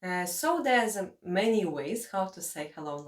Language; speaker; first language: English; non-native, fluent; Latvian